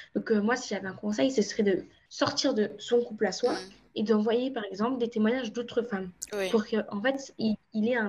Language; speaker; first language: French; native; French